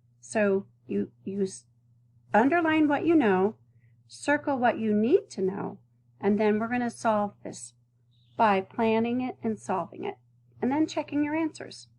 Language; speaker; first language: English; native; English